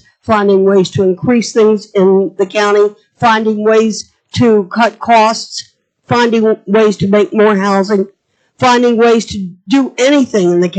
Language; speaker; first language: English; native; English